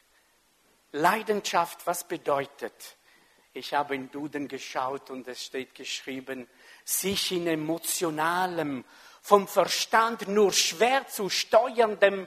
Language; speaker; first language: German; non-native, local second language; French